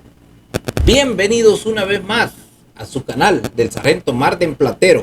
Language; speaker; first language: Spanish; native; Spanish